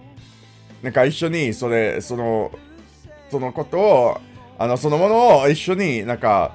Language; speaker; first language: Japanese; non-native, learner; English